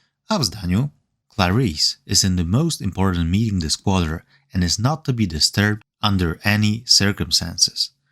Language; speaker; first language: English; non-native, fluent; Polish